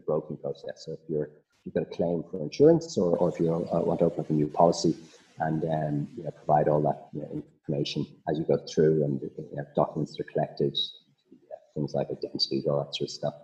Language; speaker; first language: English; native; English